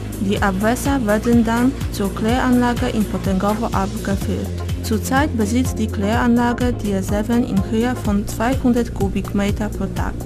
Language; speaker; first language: German; non-native, fluent; Polish